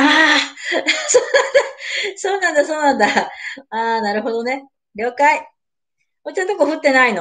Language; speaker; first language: Japanese; native; Japanese